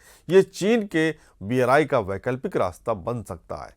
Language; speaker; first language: Hindi; native; Hindi